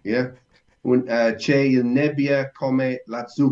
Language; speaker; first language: Italian; non-native, learner; English